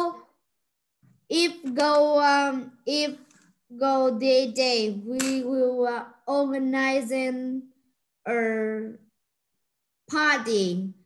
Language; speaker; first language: English; non-native, learner; Vietnamese